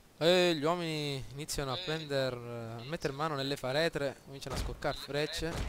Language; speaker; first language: Italian; native; Italian